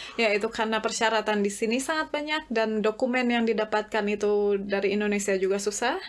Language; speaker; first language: Indonesian; native; Indonesian